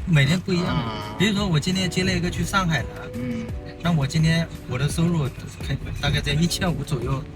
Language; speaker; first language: Chinese; native; Chinese